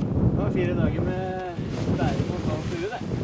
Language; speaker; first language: Norwegian; native; Norwegian